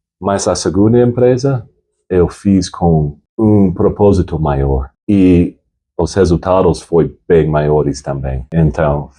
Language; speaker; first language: Portuguese; non-native, fluent; English